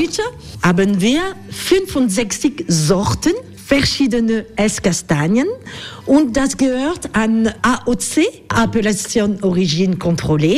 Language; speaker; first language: German; non-native, learner; French